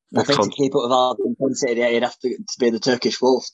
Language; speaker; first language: English; native; English